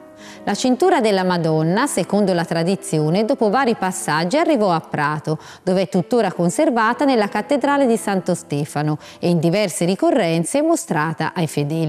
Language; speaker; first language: Italian; native; Italian